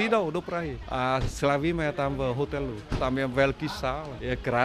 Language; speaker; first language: Czech; non-native, learner; Vietnamese